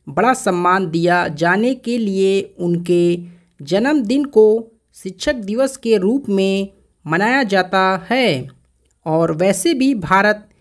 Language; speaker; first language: Hindi; native; Hindi